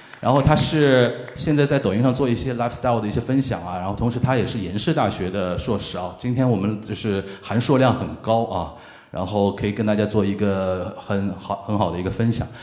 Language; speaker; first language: Chinese; native; Chinese